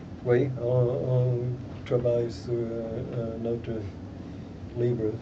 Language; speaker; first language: French; non-native, fluent; English